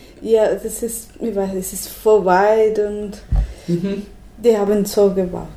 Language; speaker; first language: German; non-native, learner; Spanish